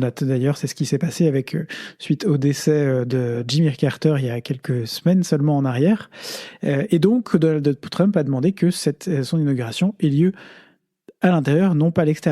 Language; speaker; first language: French; native; French